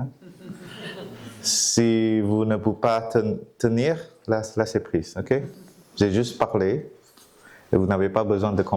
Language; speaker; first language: French; non-native, fluent; Vietnamese